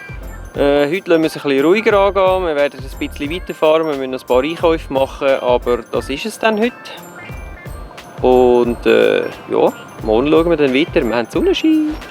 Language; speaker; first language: German; native; German